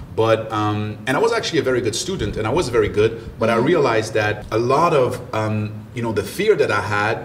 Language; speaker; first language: English; early bilingual, other home language; French